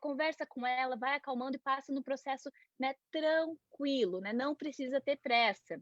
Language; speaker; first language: Portuguese; native; Portuguese